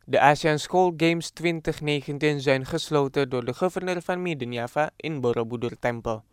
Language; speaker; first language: Dutch; non-native, fluent; Indonesian